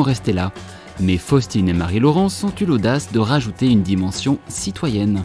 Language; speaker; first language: French; native; French